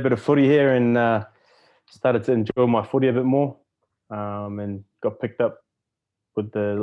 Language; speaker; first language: English; native; English